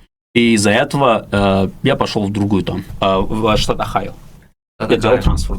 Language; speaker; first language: Russian; non-native, local second language; Uzbek